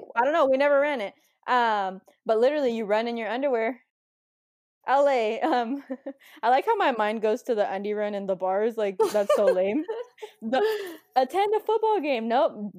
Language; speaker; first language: English; native; English